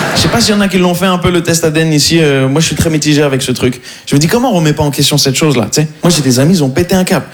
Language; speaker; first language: French; native; French